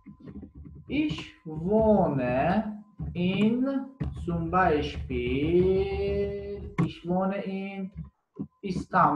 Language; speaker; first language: German; non-native, fluent; Turkish